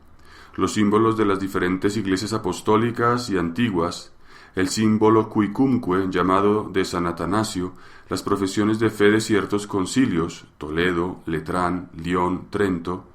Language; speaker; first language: Spanish; native; Spanish